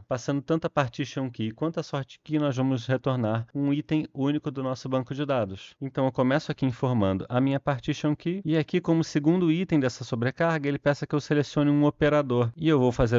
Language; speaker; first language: Portuguese; native; Portuguese